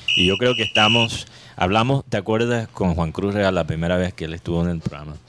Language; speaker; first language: Spanish; native; Spanish